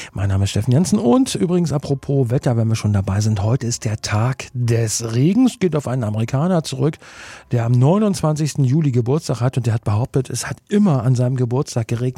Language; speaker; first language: German; native; German